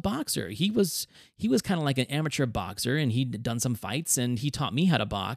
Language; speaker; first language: English; native; English